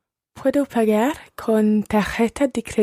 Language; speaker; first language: Spanish; non-native, learner; English